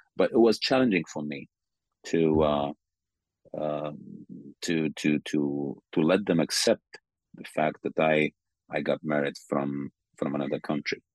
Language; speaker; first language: English; non-native, fluent; Arabic